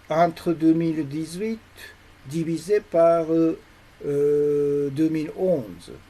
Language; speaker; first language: French; non-native, learner; Japanese